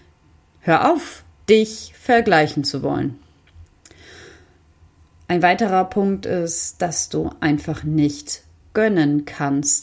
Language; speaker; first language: German; native; German